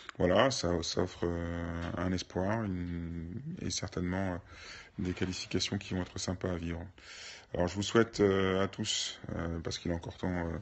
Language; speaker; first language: French; native; French